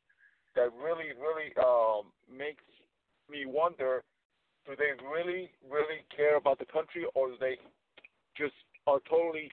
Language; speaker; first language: English; native; English